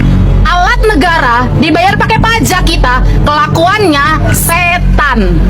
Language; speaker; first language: Indonesian; native; Indonesian